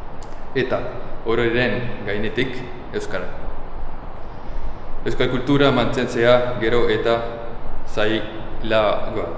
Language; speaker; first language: Basque; non-native, learner; Spanish